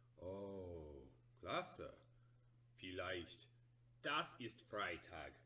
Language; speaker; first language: German; non-native, learner; English